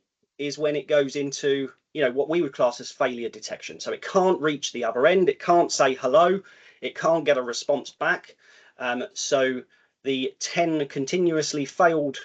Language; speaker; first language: English; native; English